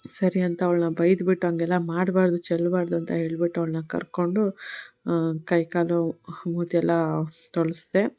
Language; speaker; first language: Kannada; native; Kannada